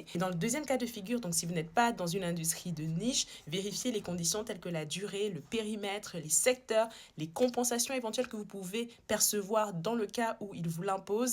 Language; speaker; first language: French; native; French